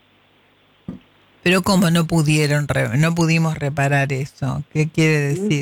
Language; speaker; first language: Spanish; native; Spanish